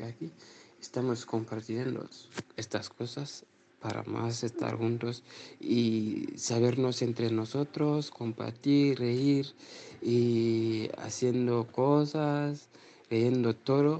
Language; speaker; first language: Spanish; non-native, learner; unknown